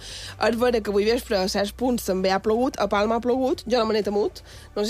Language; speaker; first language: Catalan; native; Catalan